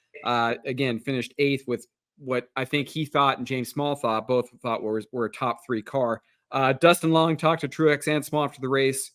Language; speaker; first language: English; native; English